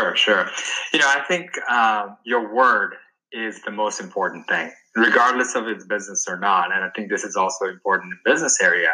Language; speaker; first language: English; non-native, local second language; Sinhala